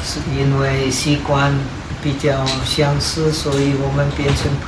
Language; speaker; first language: Chinese; non-native, learner; Czech